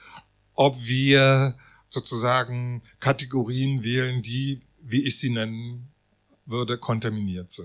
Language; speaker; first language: German; native; German